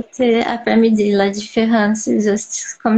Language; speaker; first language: French; non-native, learner; Portuguese